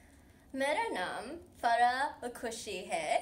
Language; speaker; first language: Hindi; non-native, learner; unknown